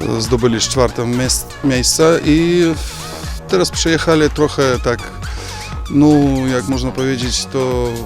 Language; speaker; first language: Polish; non-native, learner; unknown